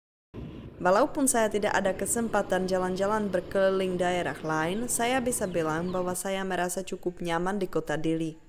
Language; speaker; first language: Indonesian; non-native, fluent; Czech